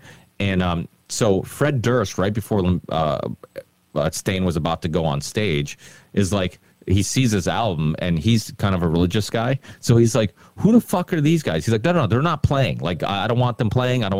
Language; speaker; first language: English; native; English